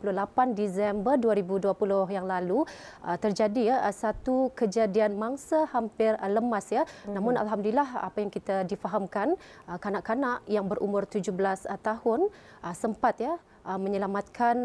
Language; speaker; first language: Malay; native; Malay